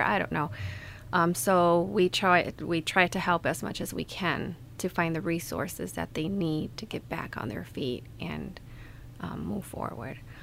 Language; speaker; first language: English; early bilingual, other home language; Spanish